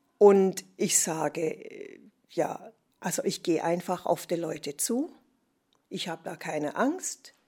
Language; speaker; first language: German; non-native, fluent; English